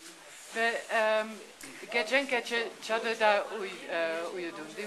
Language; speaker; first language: Turkish; non-native, fluent; Dutch